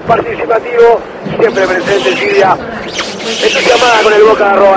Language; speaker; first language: Spanish; native; Spanish